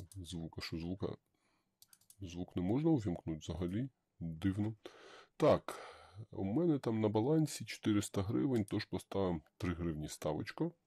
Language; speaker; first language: Ukrainian; non-native, local second language; Russian